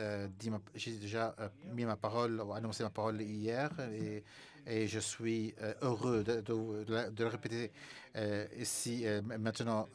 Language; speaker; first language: French; non-native, fluent; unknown